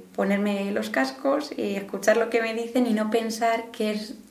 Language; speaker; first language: Spanish; native; Spanish